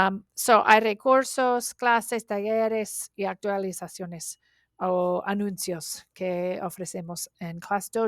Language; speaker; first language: Spanish; non-native, learner; English